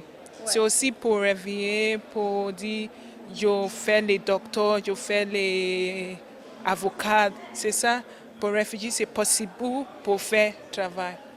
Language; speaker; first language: French; non-native, learner; English